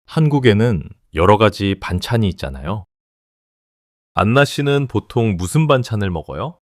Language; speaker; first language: Korean; early bilingual, heritage; English